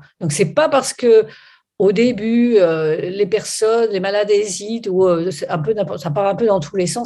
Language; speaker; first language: French; native; French